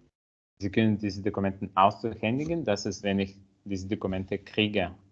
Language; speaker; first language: German; non-native, learner; Italian